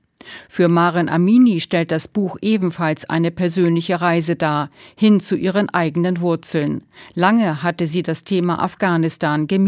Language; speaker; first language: German; native; German